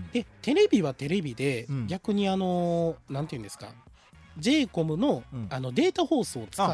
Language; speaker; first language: Japanese; native; Japanese